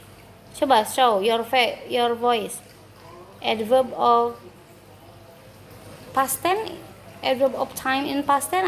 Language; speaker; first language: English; non-native, fluent; Indonesian